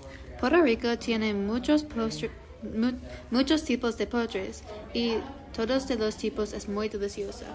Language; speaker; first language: Spanish; non-native, learner; English